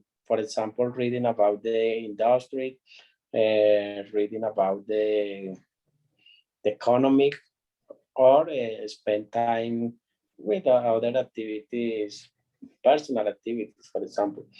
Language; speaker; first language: English; non-native, learner; Spanish